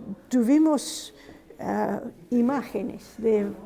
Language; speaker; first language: Spanish; non-native, fluent; English